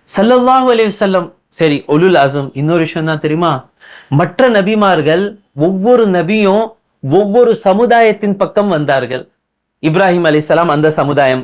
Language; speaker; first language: Tamil; non-native, local second language; Urdu